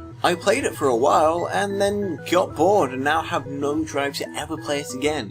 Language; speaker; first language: English; native; English